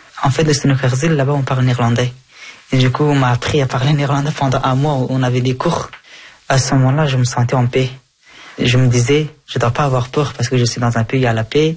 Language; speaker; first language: French; non-native, fluent; Persian